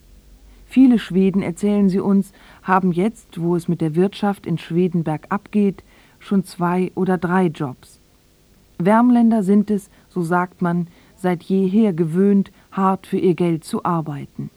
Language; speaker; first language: German; native; German